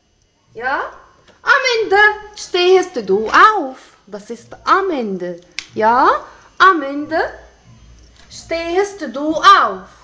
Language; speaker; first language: German; non-native, fluent; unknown